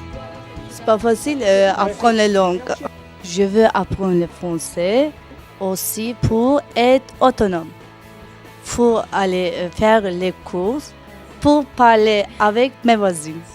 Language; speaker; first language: French; non-native, learner; Turkish